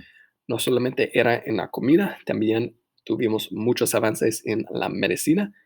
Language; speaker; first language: Spanish; non-native, fluent; English